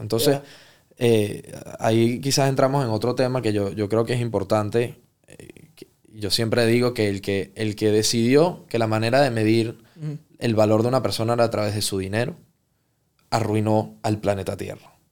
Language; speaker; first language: Spanish; early bilingual, heritage; Spanish